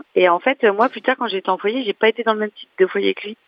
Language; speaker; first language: French; native; French